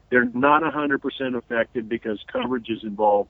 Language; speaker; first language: English; native; English